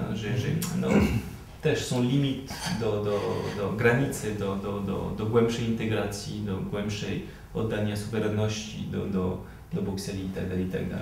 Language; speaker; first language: Polish; non-native, fluent; French